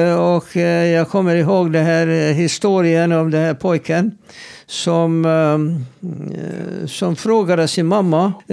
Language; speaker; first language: Swedish; non-native, fluent; Hungarian